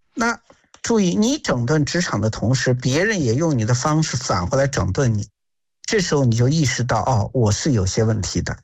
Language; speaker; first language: Chinese; native; Chinese